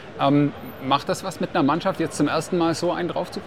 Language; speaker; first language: German; native; German